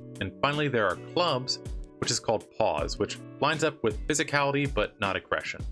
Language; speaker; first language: English; native; English